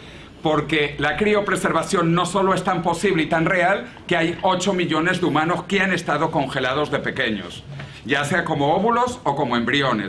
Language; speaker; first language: Spanish; native; Spanish